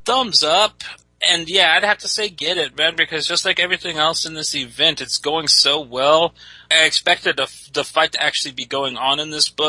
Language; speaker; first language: English; native; English